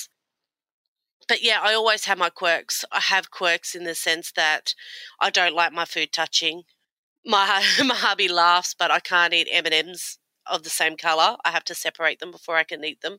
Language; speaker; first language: English; native; English